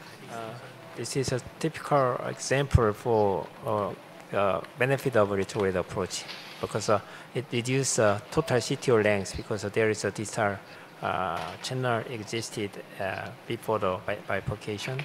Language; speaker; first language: English; non-native, fluent; Korean